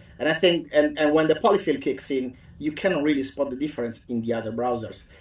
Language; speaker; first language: English; non-native, fluent; Italian